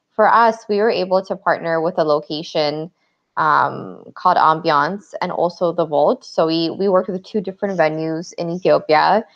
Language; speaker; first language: English; native; English